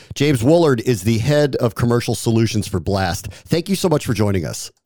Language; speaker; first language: English; native; English